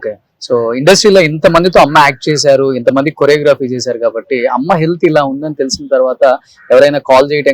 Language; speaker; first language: Telugu; native; Telugu